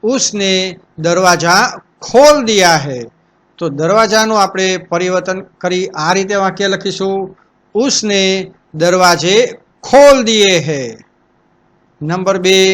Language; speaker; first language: Hindi; non-native, local second language; Gujarati